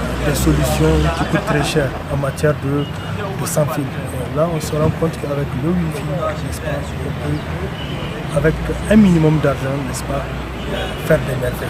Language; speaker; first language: French; non-native, local second language; Hausa